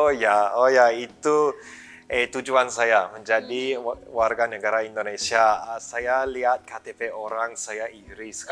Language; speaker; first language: Indonesian; early bilingual, other home language; English